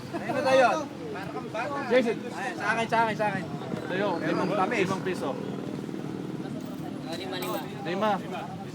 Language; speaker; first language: Filipino; non-native, learner; English